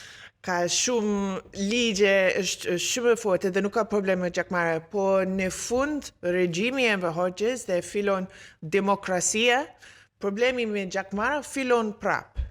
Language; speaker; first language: Albanian; non-native, learner; English